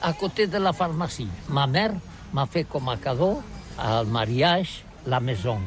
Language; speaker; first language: French; non-native, learner; Catalan